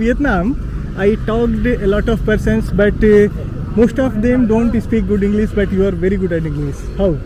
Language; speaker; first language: English; non-native, local second language; Hindi